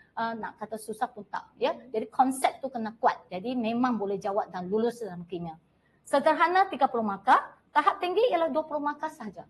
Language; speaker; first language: Malay; non-native, local second language; Chinese